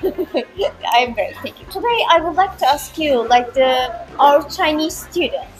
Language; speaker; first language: English; non-native, learner; Turkish